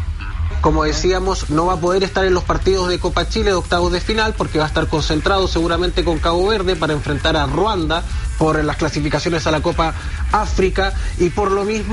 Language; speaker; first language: Spanish; native; Spanish